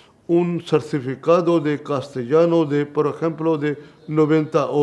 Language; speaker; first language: Spanish; non-native, learner; Punjabi